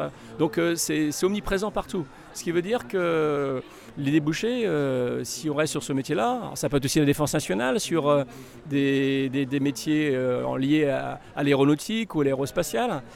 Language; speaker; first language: French; native; French